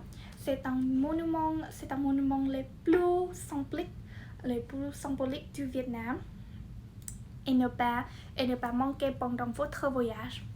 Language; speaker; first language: French; non-native, learner; Vietnamese